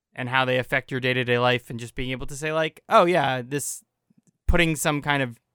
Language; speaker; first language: English; native; English